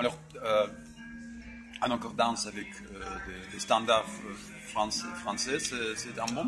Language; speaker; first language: French; non-native, fluent; Russian